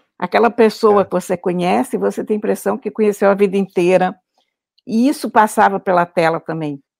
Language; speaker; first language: Portuguese; native; Portuguese